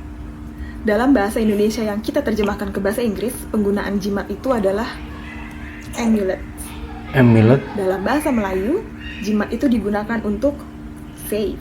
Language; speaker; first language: Indonesian; native; Indonesian